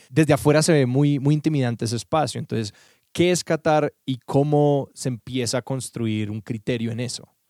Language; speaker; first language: Spanish; native; Spanish